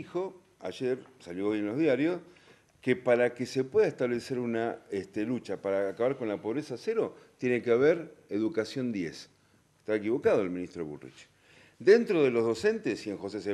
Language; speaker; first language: Spanish; native; Spanish